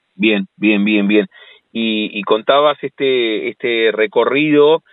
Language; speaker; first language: Spanish; native; Spanish